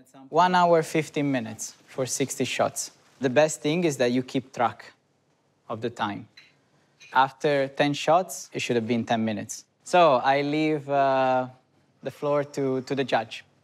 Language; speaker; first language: English; non-native, fluent; Italian